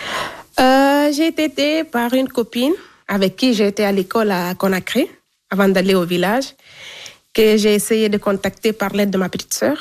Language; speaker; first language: French; non-native, local second language; Fula